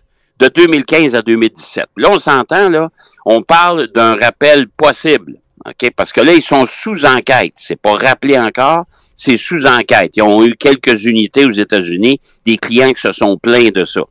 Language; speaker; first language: French; native; French